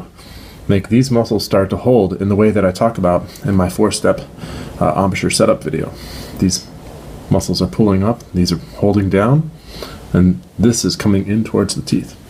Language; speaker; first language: English; native; English